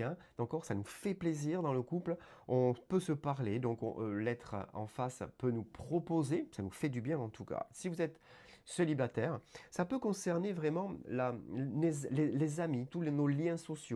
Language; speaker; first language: French; native; French